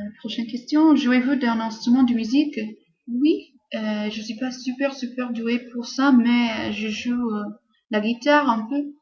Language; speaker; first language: French; non-native, fluent; English